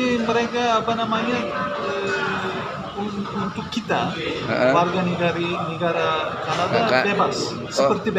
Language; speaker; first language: Indonesian; non-native, learner; English